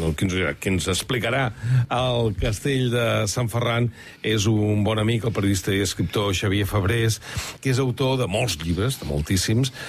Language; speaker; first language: Catalan; native; Catalan